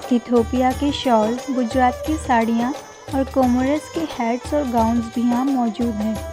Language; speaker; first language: Hindi; native; Hindi